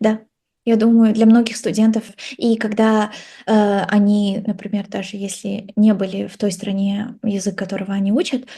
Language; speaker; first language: Russian; non-native, local second language; Kazakh